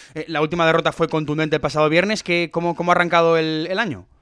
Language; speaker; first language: Spanish; native; Spanish